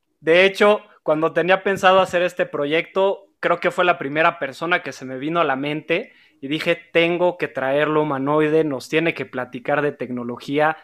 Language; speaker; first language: Spanish; native; Spanish